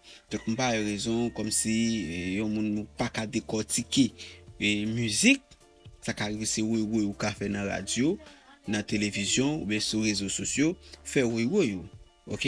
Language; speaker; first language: Haitian Creole; native; Haitian Creole